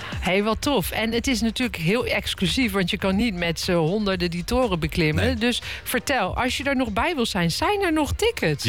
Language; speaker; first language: Dutch; native; Dutch